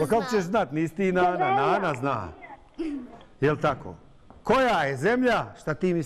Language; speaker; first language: Bosnian; native; Bosnian